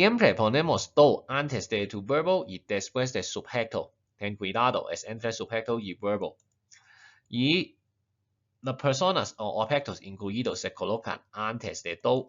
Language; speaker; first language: Spanish; non-native, fluent; Chinese